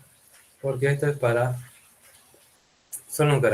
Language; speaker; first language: Spanish; native; Spanish